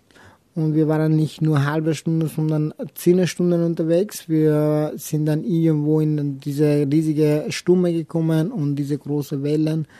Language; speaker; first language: German; non-native, local second language; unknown